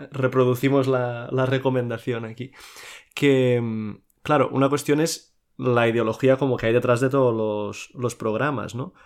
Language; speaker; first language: Spanish; non-native, local second language; Catalan